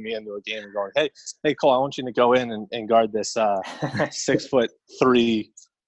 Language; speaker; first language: English; native; English